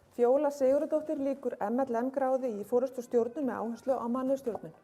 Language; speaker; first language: Icelandic; native; Icelandic